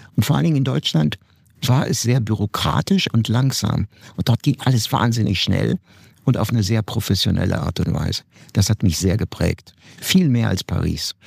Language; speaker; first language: German; non-native, fluent; Turkish